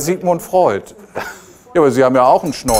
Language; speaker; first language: German; native; German